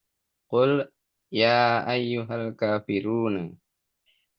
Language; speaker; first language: Arabic; non-native, learner; Indonesian